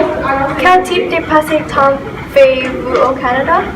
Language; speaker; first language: French; non-native, learner; English